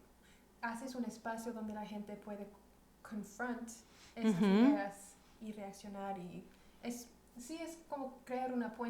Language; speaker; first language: Spanish; early bilingual, heritage; Spanish